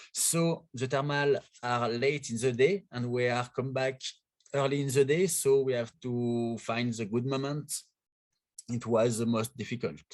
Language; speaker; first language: English; non-native, learner; French